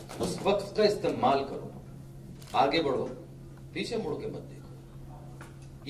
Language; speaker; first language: Hindi; non-native, local second language; Marathi